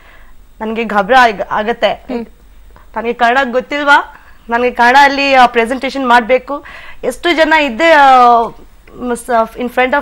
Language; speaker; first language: Kannada; non-native, local second language; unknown